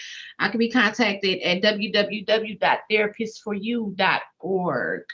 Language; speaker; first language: English; native; English